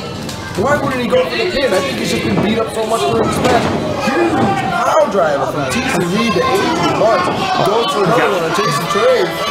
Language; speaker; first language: English; native; English